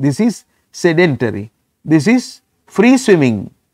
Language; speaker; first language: English; non-native, local second language; Sinhala